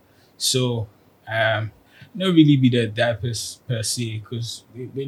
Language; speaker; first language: English; non-native, local second language; Akan